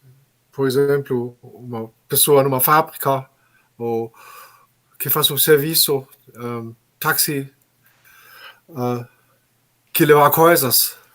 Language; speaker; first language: Portuguese; non-native, fluent; German